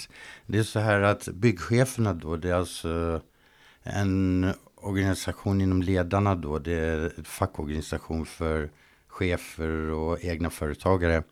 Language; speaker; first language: Swedish; native; Swedish